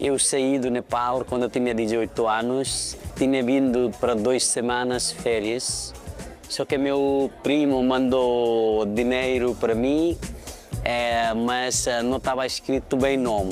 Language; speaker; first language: Portuguese; non-native, fluent; Nepali